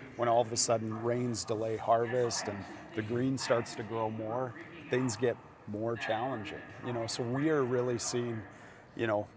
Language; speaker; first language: English; native; English